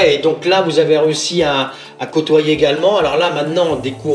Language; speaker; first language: French; native; French